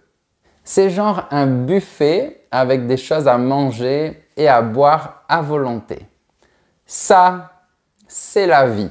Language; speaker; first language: French; native; French